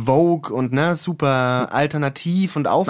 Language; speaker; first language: German; native; German